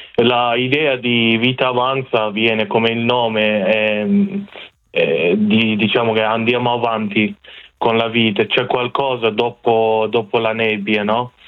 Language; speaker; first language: Italian; non-native, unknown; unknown